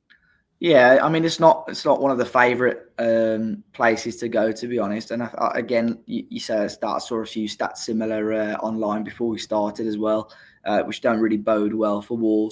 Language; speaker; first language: English; native; English